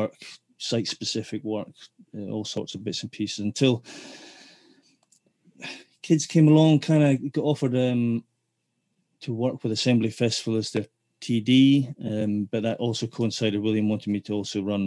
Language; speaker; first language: English; native; English